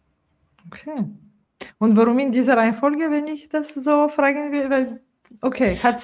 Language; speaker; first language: German; non-native, fluent; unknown